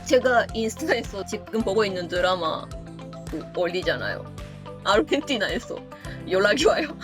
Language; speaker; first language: Korean; non-native, fluent; Japanese